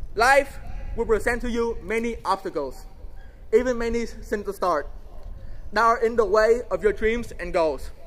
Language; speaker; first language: English; non-native, fluent; Vietnamese